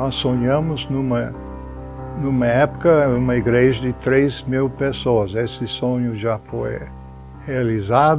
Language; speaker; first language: Portuguese; non-native, fluent; English